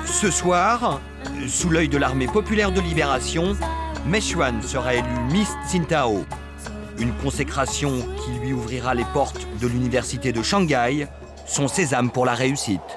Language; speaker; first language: French; native; French